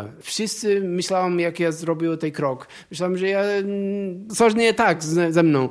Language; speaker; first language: Polish; non-native, learner; Portuguese